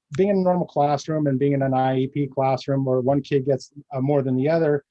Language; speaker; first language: English; early bilingual, other home language; Filipino